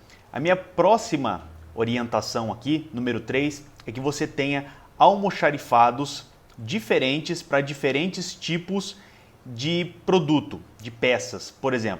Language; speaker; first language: Portuguese; native; Portuguese